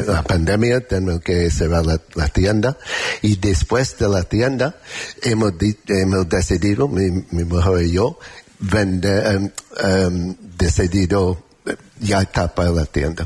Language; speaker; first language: Spanish; non-native, learner; English